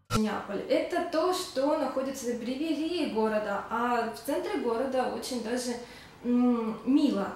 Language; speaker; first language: Russian; native; Russian